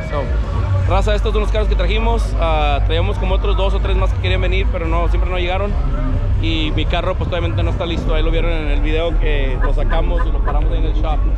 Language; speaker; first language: Spanish; native; Spanish